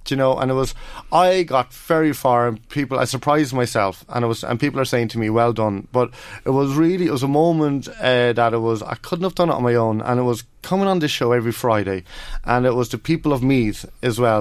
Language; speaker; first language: English; native; English